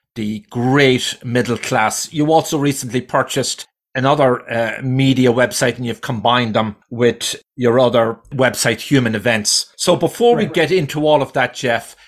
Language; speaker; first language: English; native; English